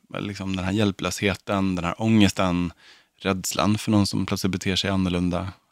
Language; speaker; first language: Swedish; native; Swedish